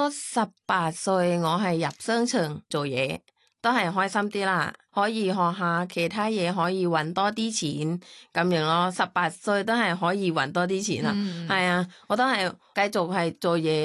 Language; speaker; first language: Cantonese; non-native, fluent; Thai